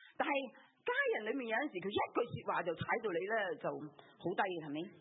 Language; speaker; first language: Chinese; non-native, local second language; Cantonese